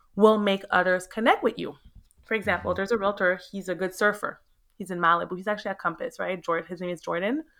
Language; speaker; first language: English; native; English